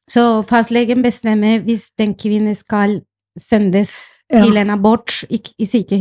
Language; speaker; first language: Norwegian; non-native, fluent; Spanish